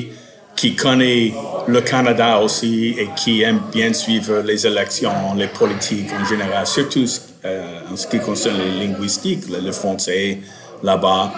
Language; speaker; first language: French; non-native, fluent; English